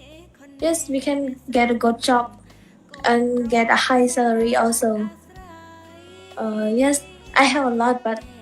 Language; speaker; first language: English; non-native, learner; Khmer